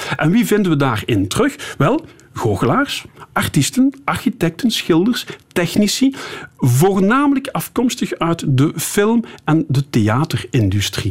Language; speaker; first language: Dutch; native; Dutch